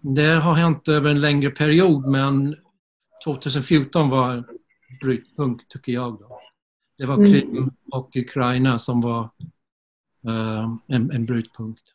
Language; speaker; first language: Swedish; non-native, fluent; English